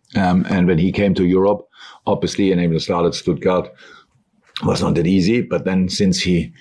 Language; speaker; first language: English; non-native, fluent; German